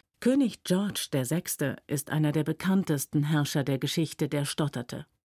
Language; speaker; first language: German; native; German